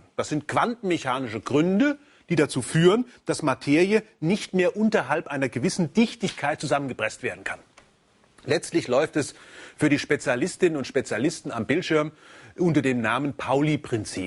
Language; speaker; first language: German; native; German